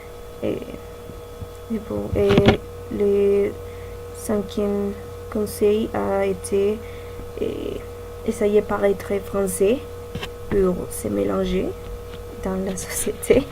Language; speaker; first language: French; non-native, learner; Spanish